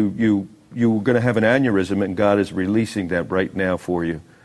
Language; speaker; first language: English; native; English